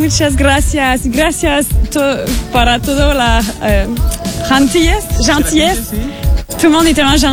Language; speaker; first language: Spanish; non-native, learner; French